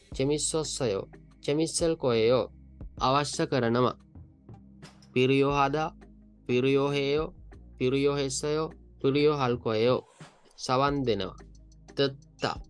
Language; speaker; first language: Korean; non-native, learner; Sinhala